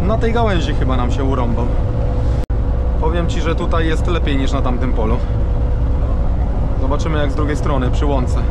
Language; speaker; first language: Polish; native; Polish